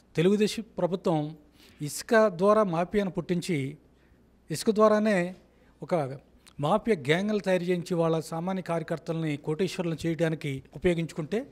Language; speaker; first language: Telugu; native; Telugu